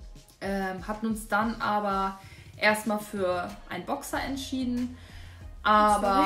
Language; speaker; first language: German; native; German